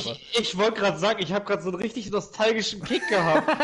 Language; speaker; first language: German; native; German